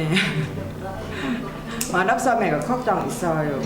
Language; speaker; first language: Korean; non-native, learner; Thai